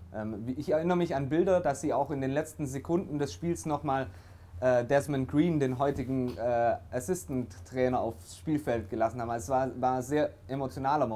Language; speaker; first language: German; native; German